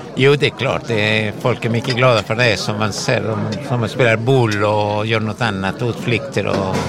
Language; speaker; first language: Swedish; non-native, fluent; Spanish